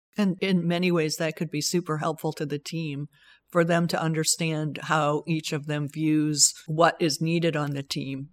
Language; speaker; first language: English; native; English